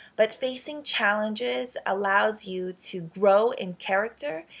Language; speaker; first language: English; early bilingual, other home language; Filipino